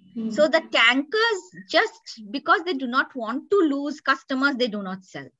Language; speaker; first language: English; non-native, local second language; Bangla